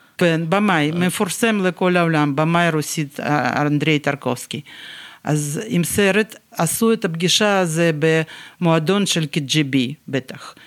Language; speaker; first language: Hebrew; non-native, fluent; Russian